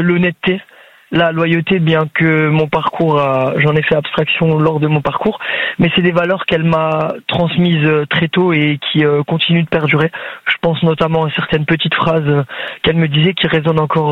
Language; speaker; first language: French; native; French